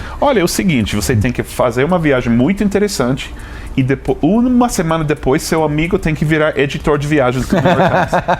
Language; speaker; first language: Portuguese; non-native, fluent; English